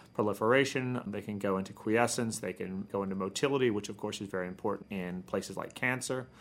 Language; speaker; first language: English; native; English